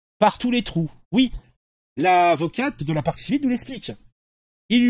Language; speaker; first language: French; native; French